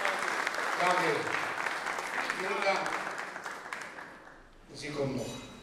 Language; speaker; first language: German; non-native, fluent; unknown